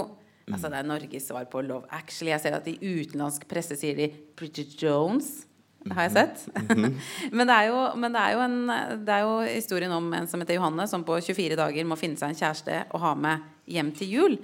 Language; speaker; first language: Norwegian; native; Norwegian